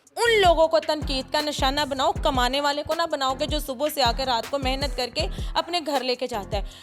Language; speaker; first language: Urdu; non-native, local second language; Punjabi